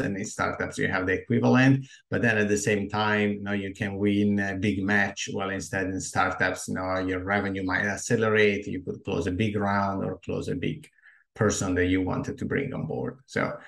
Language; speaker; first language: English; non-native, fluent; Italian